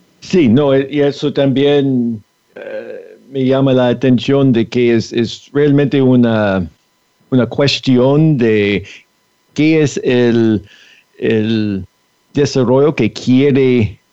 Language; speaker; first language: Spanish; non-native, fluent; English